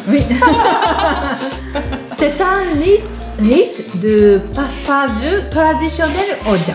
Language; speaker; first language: French; non-native, learner; Japanese